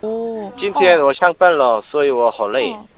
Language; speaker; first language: Chinese; non-native, learner; Korean